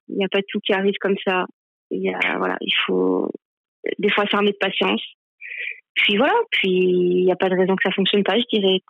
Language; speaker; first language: French; native; French